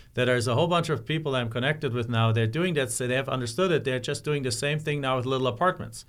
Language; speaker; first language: English; non-native, fluent; German